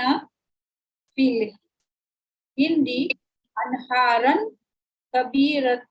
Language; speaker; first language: Arabic; non-native, learner; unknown